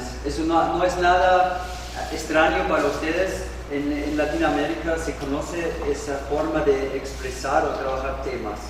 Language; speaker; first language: Spanish; non-native, learner; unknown